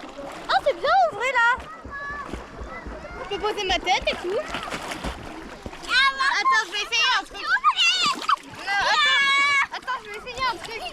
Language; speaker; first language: French; native; French